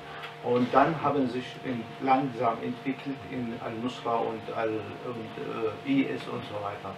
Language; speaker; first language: German; non-native, learner; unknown